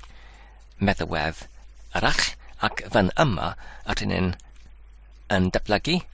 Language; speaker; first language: Welsh; non-native, learner; English